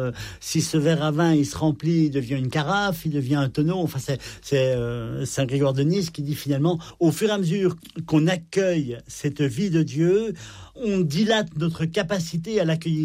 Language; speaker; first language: French; native; French